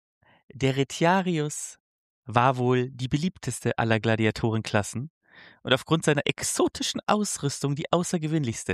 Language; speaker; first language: German; native; German